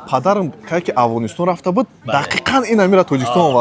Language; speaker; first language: Persian; native; Persian